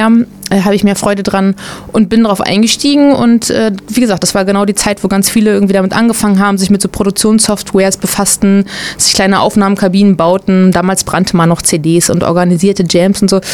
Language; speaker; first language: German; native; German